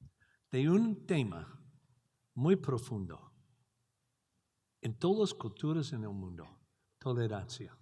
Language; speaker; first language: Spanish; non-native, learner; English